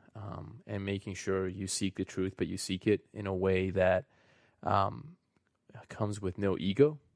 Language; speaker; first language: English; native; English